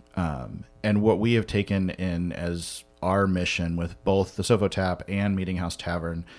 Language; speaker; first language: English; native; English